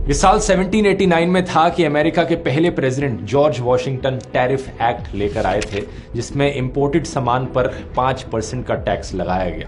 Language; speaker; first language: Hindi; native; Hindi